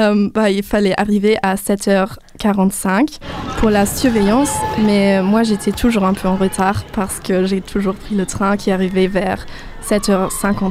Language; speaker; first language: French; non-native, fluent; German